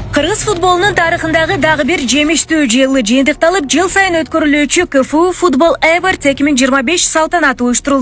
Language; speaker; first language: Kyrgyz; native; Kyrgyz